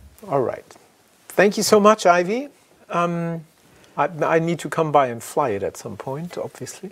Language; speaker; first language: English; non-native, fluent; German